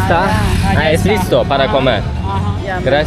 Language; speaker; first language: Spanish; non-native, learner; Turkish